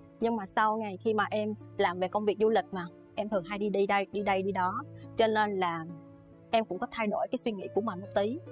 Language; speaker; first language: Vietnamese; native; Vietnamese